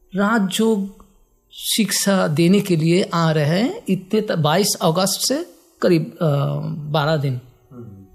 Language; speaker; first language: Hindi; non-native, local second language; Bangla